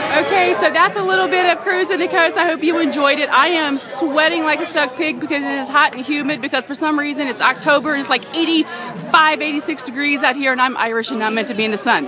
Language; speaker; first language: English; native; English